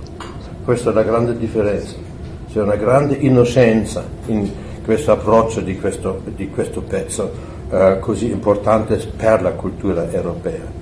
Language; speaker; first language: Italian; non-native, fluent; German